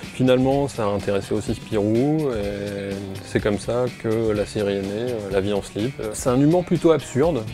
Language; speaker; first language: French; native; French